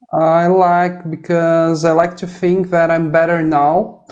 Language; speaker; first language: English; non-native, fluent; Portuguese